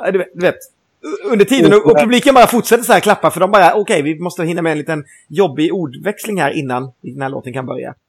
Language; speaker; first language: Swedish; native; Swedish